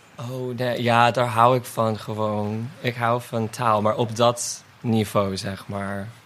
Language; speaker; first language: Dutch; non-native, fluent; English